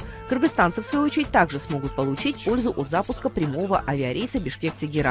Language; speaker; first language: Russian; native; Russian